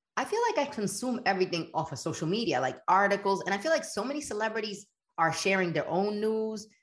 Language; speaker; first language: English; early bilingual, other home language; Spanish